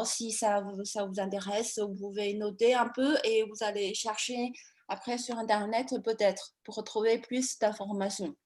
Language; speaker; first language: French; non-native, fluent; Chinese